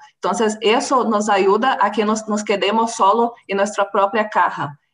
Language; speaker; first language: Spanish; non-native, fluent; Portuguese